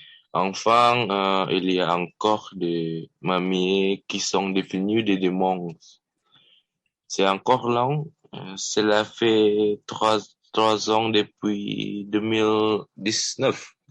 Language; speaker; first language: French; non-native, learner; Indonesian